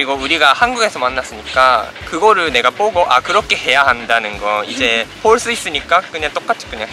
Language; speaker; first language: Korean; non-native, fluent; Japanese